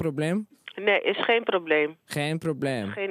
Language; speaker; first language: Dutch; non-native, learner; Norwegian